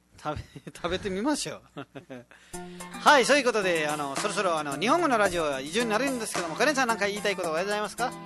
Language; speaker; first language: Japanese; non-native, fluent; Nepali